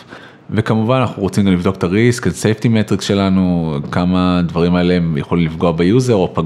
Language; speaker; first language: Hebrew; native; Hebrew